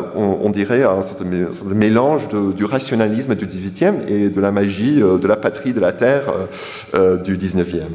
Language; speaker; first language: French; non-native, fluent; English